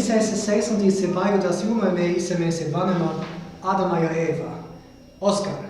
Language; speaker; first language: Estonian; non-native, learner; English